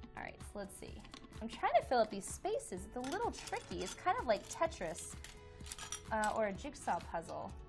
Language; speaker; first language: English; native; English